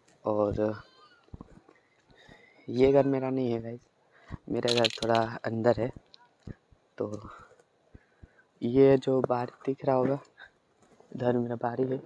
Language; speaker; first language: Hindi; non-native, local second language; Magahi